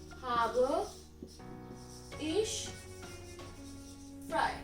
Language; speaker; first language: German; non-native, learner; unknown